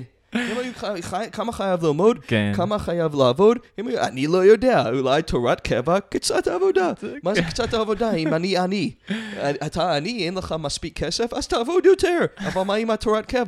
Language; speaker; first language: Hebrew; non-native, fluent; English